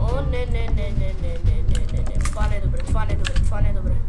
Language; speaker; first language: Bulgarian; early bilingual, heritage; Bulgarian